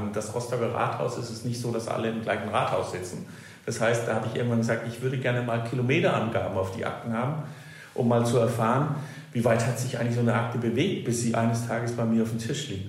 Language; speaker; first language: German; non-native, fluent; Danish